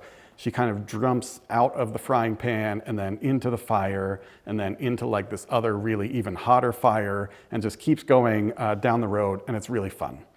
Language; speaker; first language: English; native; English